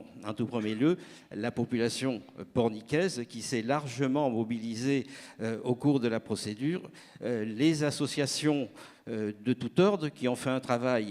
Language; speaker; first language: French; native; French